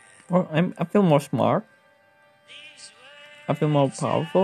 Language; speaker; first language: English; non-native, fluent; Indonesian